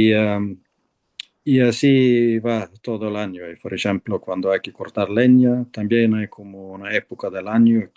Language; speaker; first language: Spanish; non-native, fluent; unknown